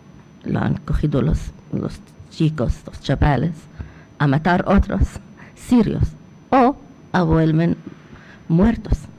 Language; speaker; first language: Spanish; non-native, fluent; Arabic